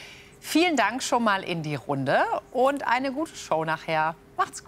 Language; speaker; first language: German; native; German